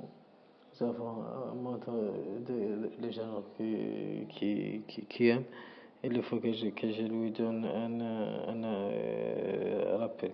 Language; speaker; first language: French; non-native, learner; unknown